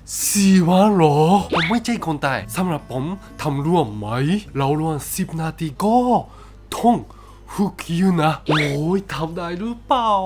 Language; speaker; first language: Thai; non-native, learner; Japanese